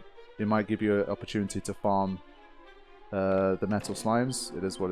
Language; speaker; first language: English; native; English